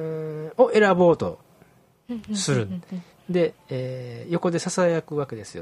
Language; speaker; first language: Japanese; native; Japanese